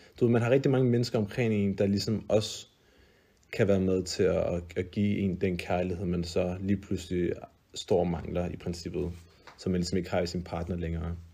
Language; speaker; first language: Danish; early bilingual, other home language; Arabic